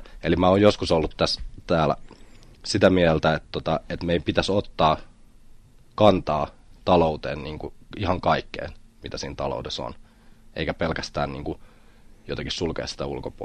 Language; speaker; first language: Finnish; native; Finnish